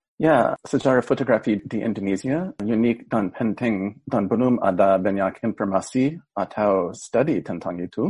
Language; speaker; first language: Indonesian; non-native, fluent; English